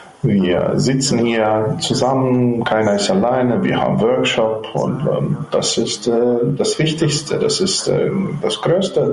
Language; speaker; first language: German; non-native, fluent; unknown